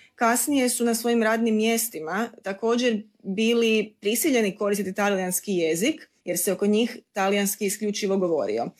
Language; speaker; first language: Croatian; native; Croatian